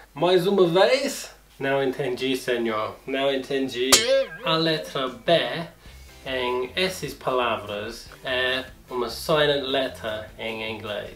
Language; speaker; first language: Portuguese; non-native, fluent; English